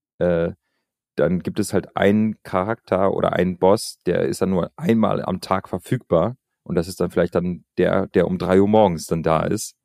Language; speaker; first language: German; early bilingual, other home language; Albanian